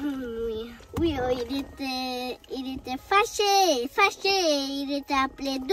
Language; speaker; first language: French; early bilingual, heritage; French